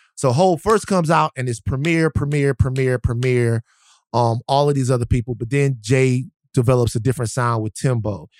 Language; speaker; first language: English; native; English